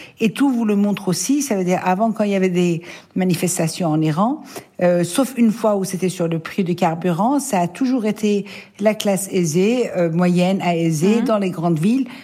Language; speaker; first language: French; non-native, fluent; Persian